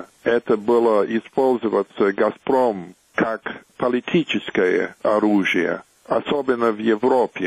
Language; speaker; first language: Russian; non-native, fluent; English